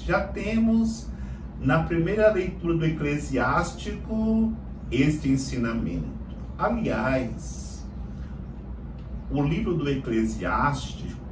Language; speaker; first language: Portuguese; native; Portuguese